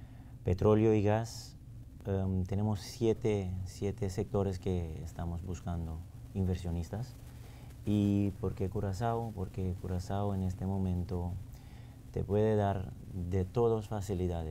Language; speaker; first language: Spanish; non-native, fluent; Papiamento